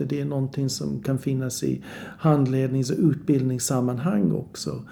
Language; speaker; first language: Swedish; non-native, fluent; English